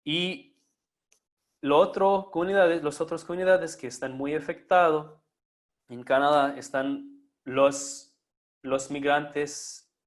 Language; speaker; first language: Spanish; non-native, fluent; English